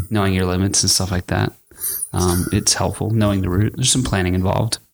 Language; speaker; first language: English; native; English